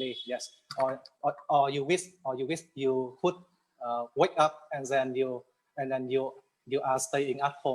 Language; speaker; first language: English; non-native, learner; Vietnamese